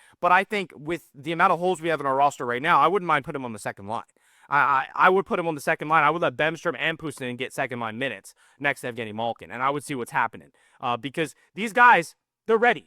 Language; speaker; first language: English; native; English